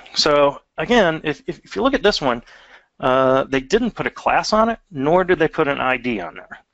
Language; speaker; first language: English; native; English